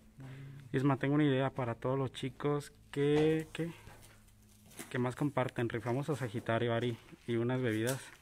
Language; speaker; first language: Spanish; native; Spanish